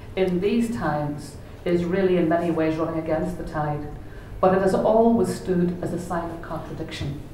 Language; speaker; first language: English; native; English